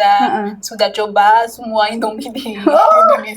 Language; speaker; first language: Indonesian; non-native, learner; Malagasy